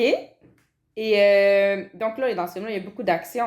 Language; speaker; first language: French; native; French